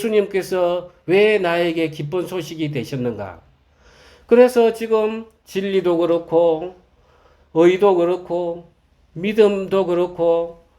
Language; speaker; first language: Korean; native; Korean